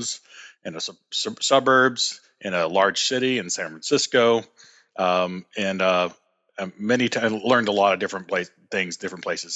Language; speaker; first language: English; native; English